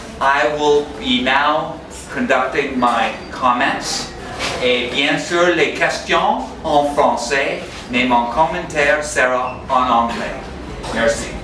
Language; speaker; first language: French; non-native, learner; English